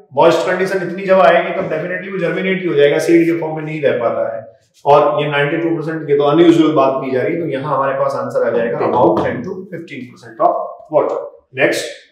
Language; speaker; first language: Hindi; native; Hindi